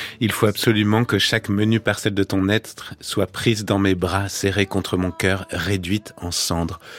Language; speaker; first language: French; native; French